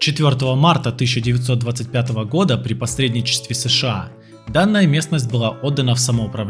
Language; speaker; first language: Russian; native; Russian